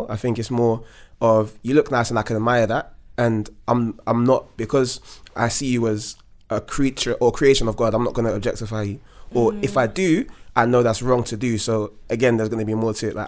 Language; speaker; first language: English; native; English